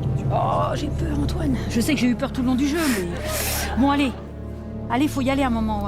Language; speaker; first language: French; native; French